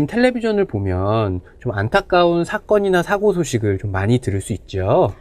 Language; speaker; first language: Korean; native; Korean